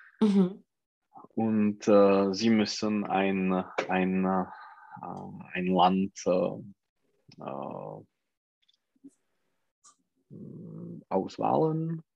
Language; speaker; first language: German; non-native, learner; Czech